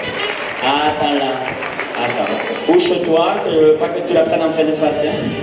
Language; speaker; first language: French; native; French